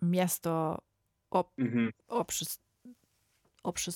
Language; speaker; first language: Russian; non-native, learner; German